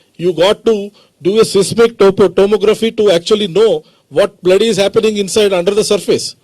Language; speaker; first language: English; non-native, local second language; Telugu